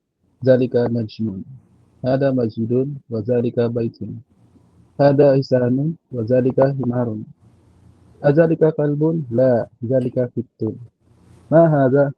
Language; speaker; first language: Arabic; non-native, learner; Filipino